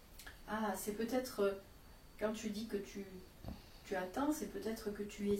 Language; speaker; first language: French; native; French